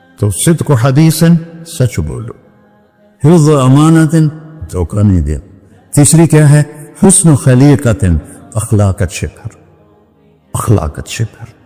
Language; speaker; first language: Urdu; non-native, local second language; Punjabi